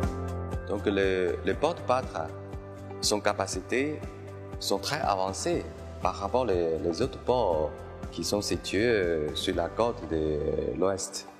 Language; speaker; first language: French; non-native, fluent; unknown